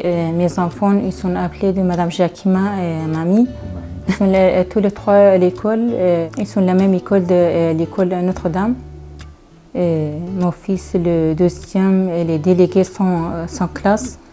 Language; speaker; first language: French; non-native, learner; Kurdish